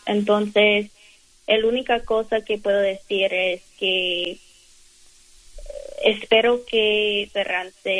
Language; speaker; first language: Spanish; non-native, learner; English